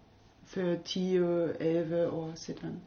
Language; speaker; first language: Swedish; non-native, learner; German